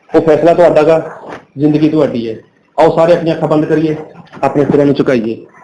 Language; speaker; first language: Hindi; non-native, local second language; Punjabi